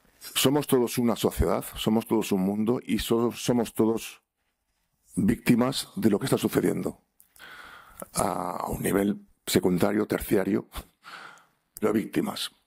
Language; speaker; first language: Spanish; native; Spanish